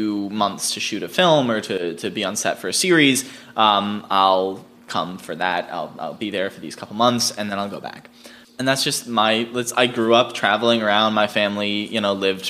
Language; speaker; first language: English; native; English